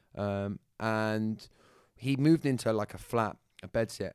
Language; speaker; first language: English; native; English